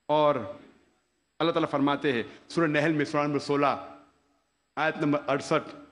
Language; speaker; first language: Hindi; non-native, local second language; Konkani